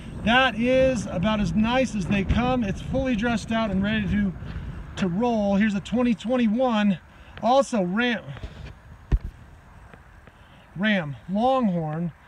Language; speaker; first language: English; native; English